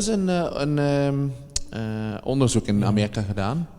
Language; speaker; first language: Dutch; native; Dutch